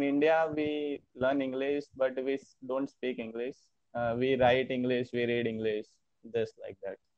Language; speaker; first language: English; non-native, learner; Hindi